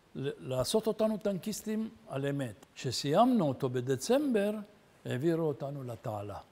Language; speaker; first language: Hebrew; early bilingual, other home language; Arabic